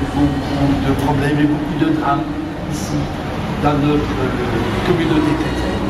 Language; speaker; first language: French; native; French